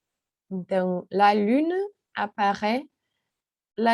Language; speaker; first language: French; non-native, learner; Portuguese